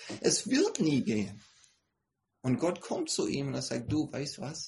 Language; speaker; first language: German; non-native, fluent; English